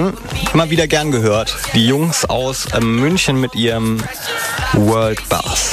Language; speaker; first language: German; native; German